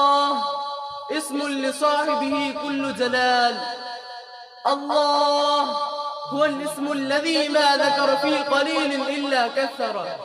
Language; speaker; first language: Arabic; non-native, fluent; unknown